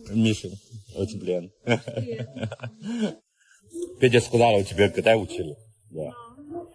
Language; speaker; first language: Russian; non-native, learner; Chinese